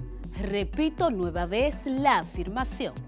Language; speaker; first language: Spanish; native; Spanish